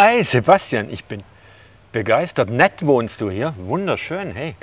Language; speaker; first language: German; native; German